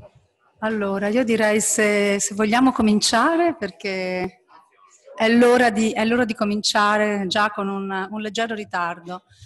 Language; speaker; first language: Italian; native; Italian